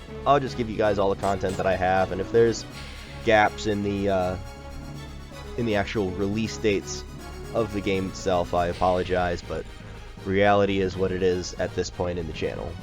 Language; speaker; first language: English; native; English